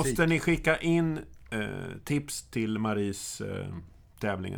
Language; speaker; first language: Swedish; native; Swedish